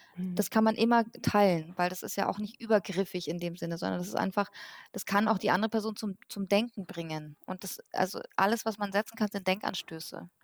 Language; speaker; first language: German; early bilingual, other home language; Persian